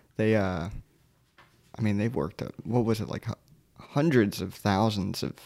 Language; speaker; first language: English; native; English